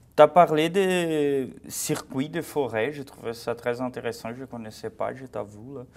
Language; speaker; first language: French; non-native, fluent; Portuguese